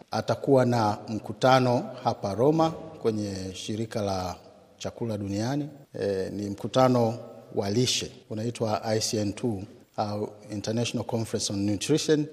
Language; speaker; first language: Swahili; native; Swahili